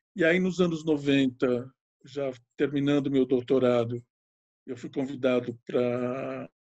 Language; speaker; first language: Portuguese; native; Portuguese